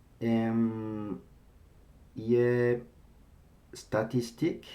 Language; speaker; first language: Ukrainian; non-native, learner; French